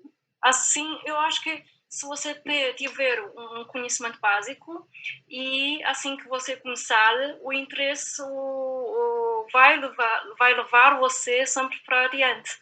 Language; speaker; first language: Portuguese; non-native, fluent; Chinese